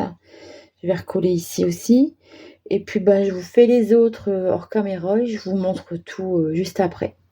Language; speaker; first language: French; native; French